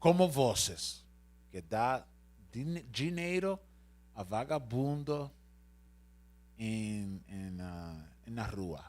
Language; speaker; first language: Portuguese; non-native, learner; Spanish